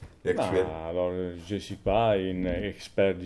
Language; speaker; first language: French; non-native, fluent; Italian